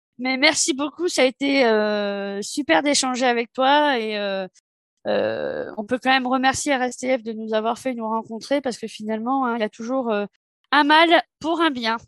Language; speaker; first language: French; native; French